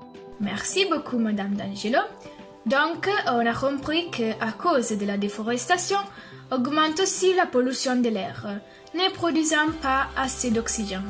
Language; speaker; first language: French; non-native, learner; Italian